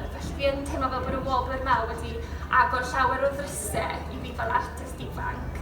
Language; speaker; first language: Welsh; native; Welsh